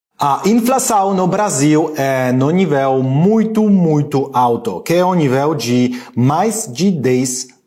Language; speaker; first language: Portuguese; non-native, learner; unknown